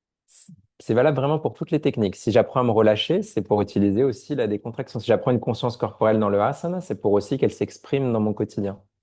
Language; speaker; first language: French; native; French